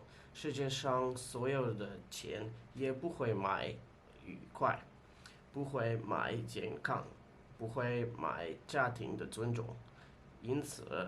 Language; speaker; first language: Chinese; non-native, learner; English